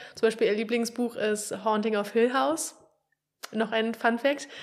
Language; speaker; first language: German; native; German